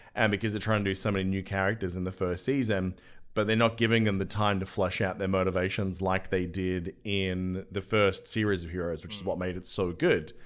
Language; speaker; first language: English; native; English